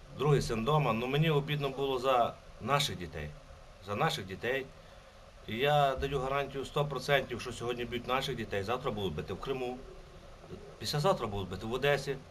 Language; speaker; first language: Ukrainian; native; Ukrainian